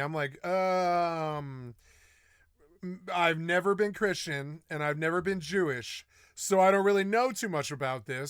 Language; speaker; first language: English; native; English